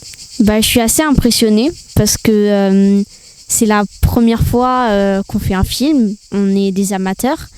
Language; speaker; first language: French; early bilingual, other home language; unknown